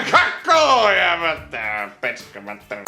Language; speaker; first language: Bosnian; early bilingual, heritage; English